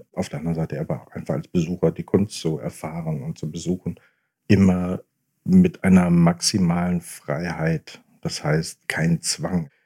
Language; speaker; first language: German; native; German